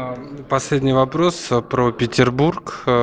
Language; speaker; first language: Russian; native; Russian